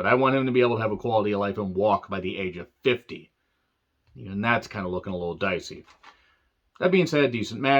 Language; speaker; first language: English; native; English